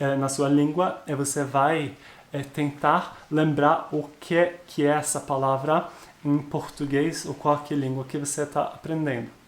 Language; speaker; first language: Portuguese; non-native, fluent; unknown